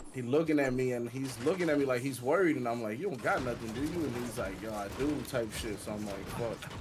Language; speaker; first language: English; native; English